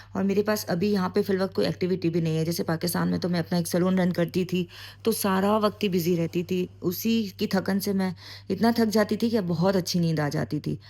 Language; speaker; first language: Urdu; native; Urdu